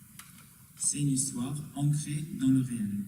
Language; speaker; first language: French; non-native, learner; German